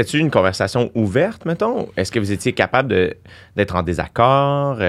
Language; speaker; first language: French; native; French